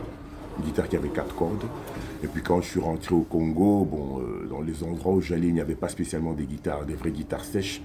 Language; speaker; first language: French; non-native, local second language; Lingala